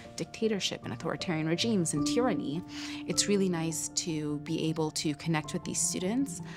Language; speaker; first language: English; native; English